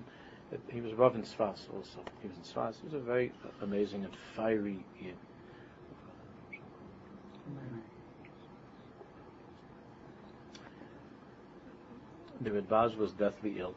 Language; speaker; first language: English; native; English